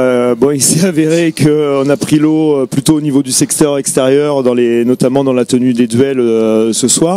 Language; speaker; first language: French; native; French